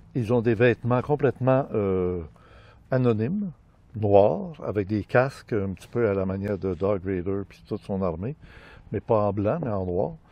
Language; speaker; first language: French; native; French